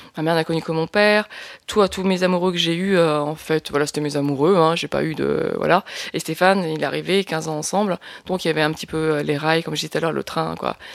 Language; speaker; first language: French; early bilingual, other home language; Lao